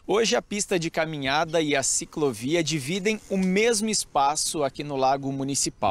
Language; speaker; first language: Portuguese; native; Portuguese